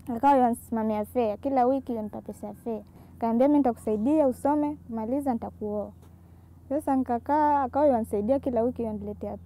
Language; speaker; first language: Swahili; native; Swahili